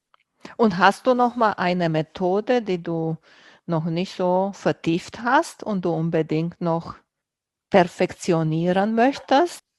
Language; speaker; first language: German; non-native, fluent; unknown